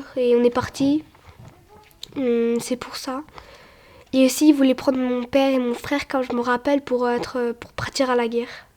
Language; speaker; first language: French; early bilingual, other home language; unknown